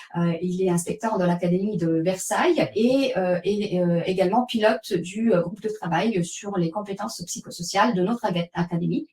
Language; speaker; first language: French; native; French